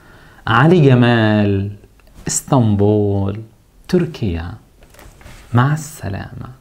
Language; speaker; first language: Turkish; non-native, fluent; Arabic